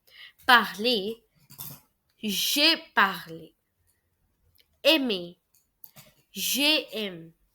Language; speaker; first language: French; non-native, fluent; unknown